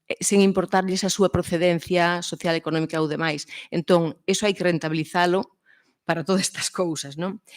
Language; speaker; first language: Galician; early bilingual, heritage; Swiss German